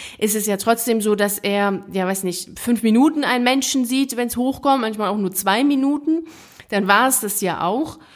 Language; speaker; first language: German; native; German